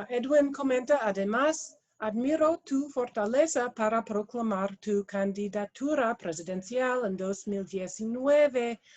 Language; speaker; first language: Spanish; non-native, learner; English